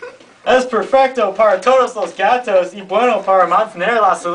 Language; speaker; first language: Spanish; non-native, learner; English